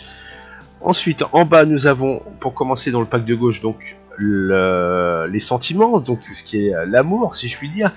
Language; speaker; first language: French; native; French